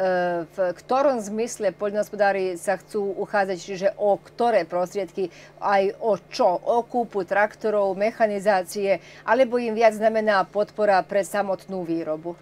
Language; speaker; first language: Slovak; native; Slovak